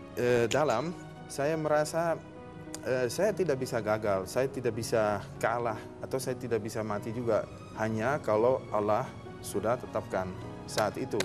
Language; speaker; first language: Indonesian; non-native, fluent; Dutch